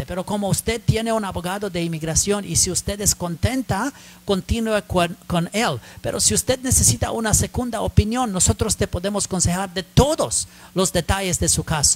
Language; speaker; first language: Spanish; non-native, learner; English